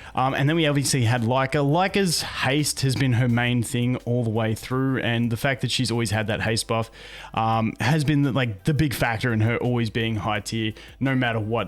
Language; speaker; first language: English; native; English